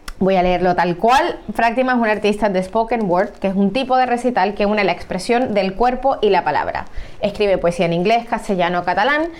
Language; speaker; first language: Spanish; native; Spanish